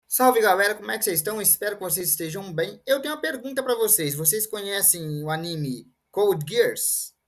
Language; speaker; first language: Portuguese; native; Portuguese